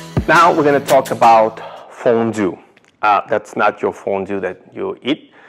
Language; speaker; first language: English; non-native, fluent; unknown